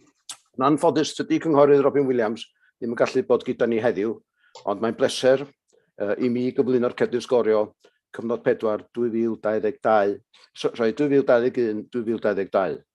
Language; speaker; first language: Welsh; native; Welsh